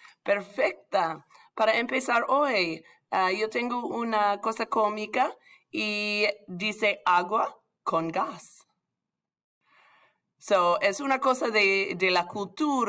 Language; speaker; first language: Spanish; non-native, fluent; English